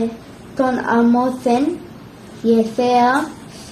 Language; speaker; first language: Greek; non-native, learner; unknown